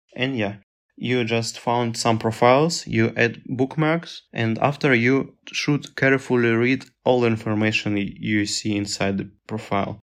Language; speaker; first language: English; non-native, fluent; Russian